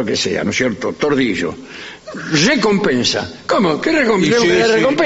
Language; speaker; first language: Spanish; native; Spanish